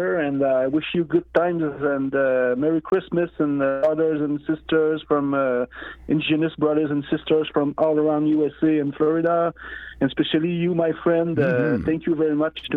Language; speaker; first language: English; non-native, fluent; Innu-aimun